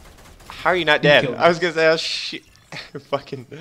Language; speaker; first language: English; native; English